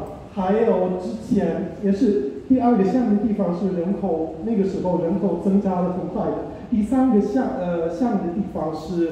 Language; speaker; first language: Chinese; non-native, fluent; German